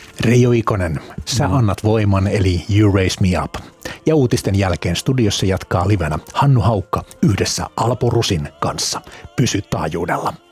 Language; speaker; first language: Finnish; native; Finnish